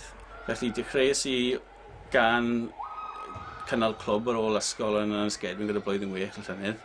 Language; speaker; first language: Welsh; native; Welsh